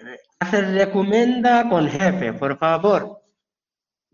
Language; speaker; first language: Spanish; non-native, learner; Bangla